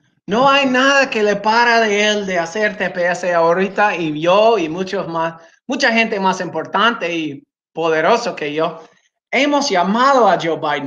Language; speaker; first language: Spanish; non-native, fluent; English